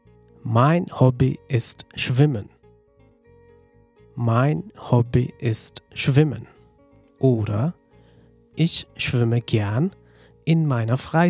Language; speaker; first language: German; non-native, fluent; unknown